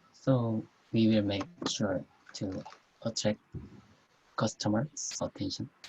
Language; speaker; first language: English; non-native, learner; Korean